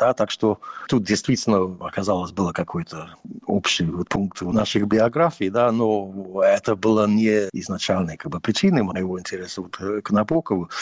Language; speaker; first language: Russian; non-native, fluent; English